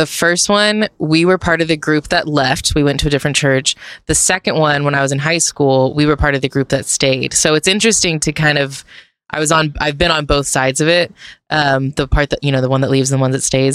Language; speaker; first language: English; native; English